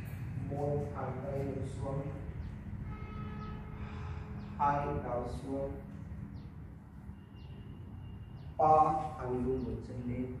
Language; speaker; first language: Vietnamese; non-native, learner; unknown